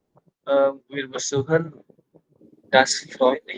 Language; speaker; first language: German; non-native, learner; Indonesian